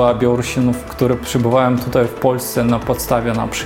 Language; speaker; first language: Polish; non-native, fluent; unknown